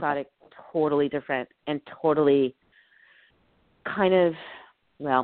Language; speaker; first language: English; native; English